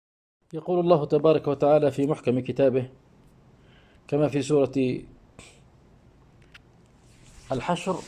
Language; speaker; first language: Arabic; native; Arabic